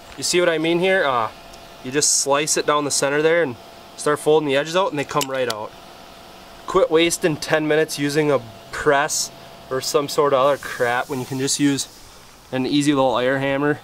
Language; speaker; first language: English; native; English